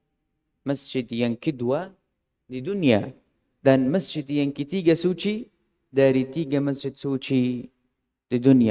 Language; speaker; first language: Indonesian; non-native, fluent; Arabic